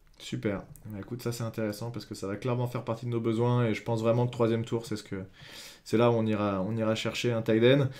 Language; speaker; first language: French; native; French